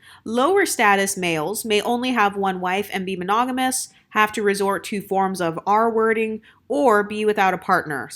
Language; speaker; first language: English; native; English